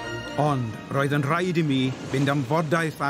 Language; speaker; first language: Welsh; native; Welsh